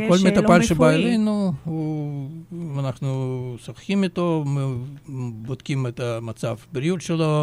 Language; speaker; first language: Hebrew; non-native, fluent; Russian